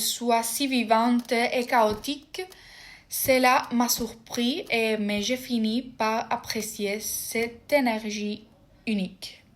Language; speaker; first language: French; non-native, fluent; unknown